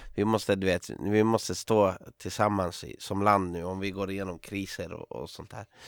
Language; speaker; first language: Swedish; native; Swedish